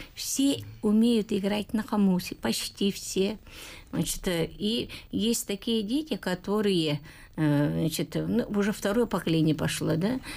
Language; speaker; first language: Russian; non-native, local second language; Yakut